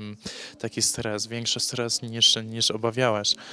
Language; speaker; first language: Polish; early bilingual, heritage; English